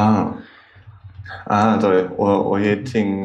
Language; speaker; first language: Chinese; non-native, learner; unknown